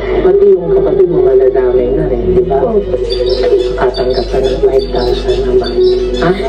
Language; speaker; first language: Filipino; non-native, local second language; Cebuano